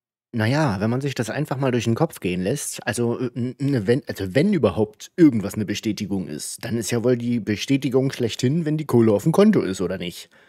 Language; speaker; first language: German; native; German